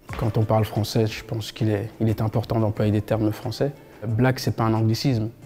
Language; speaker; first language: French; early bilingual, other home language; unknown